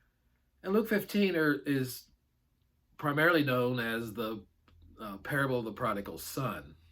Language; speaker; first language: English; native; English